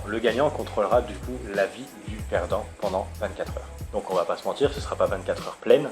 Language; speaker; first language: French; native; French